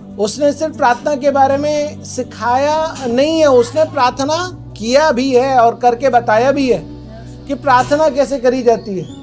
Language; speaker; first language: Hindi; non-native, local second language; Marathi